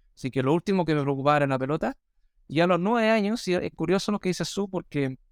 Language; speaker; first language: Spanish; non-native, fluent; English